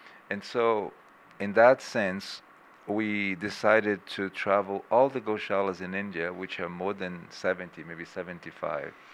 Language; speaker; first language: English; non-native, fluent; Portuguese